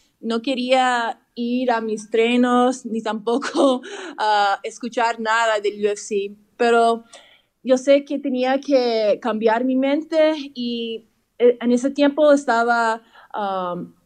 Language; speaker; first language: Spanish; early bilingual, heritage; English